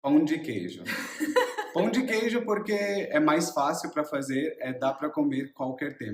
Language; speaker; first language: Portuguese; non-native, learner; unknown